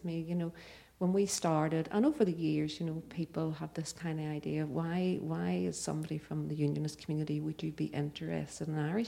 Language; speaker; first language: English; native; English